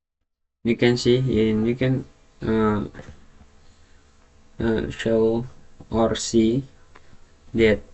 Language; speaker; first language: English; non-native, learner; Indonesian